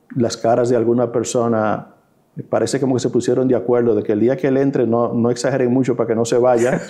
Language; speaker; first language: Spanish; early bilingual, heritage; Spanish